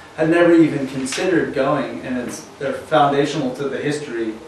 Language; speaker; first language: English; native; English